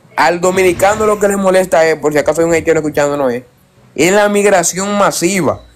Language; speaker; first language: Spanish; native; Spanish